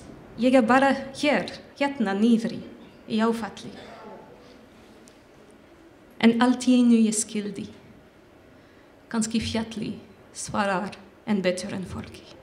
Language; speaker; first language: Icelandic; non-native, learner; French